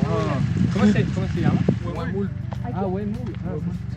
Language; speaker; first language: Spanish; non-native, learner; French